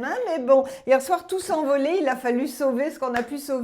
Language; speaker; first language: French; native; French